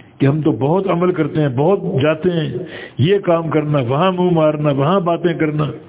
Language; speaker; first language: Urdu; native; Urdu